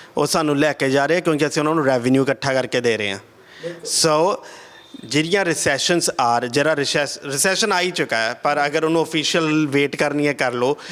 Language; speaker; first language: Punjabi; early bilingual, heritage; Punjabi